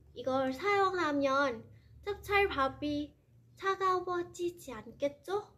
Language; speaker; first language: Korean; non-native, learner; Lao